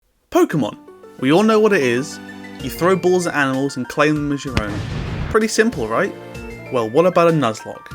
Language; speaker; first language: English; native; English